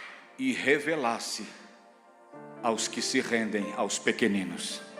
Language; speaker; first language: Portuguese; native; Portuguese